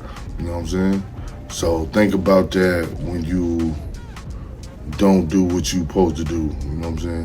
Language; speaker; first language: English; native; English